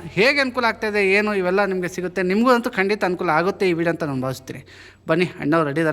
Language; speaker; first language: Kannada; native; Kannada